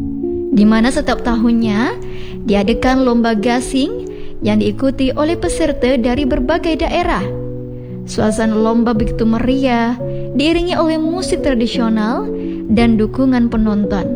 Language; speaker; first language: Indonesian; native; Indonesian